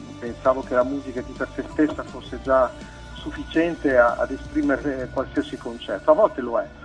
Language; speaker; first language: Italian; native; Italian